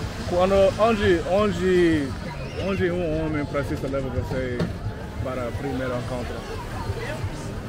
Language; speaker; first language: Portuguese; non-native, learner; English